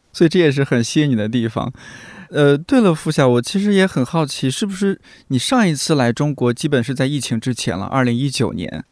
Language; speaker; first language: Chinese; native; Chinese